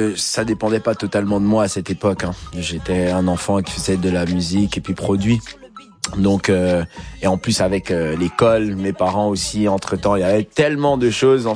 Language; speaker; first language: French; native; French